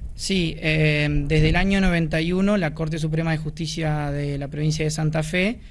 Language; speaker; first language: Spanish; native; Spanish